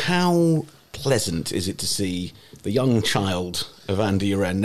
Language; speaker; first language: English; native; English